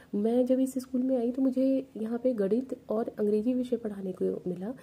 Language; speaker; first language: Hindi; native; Hindi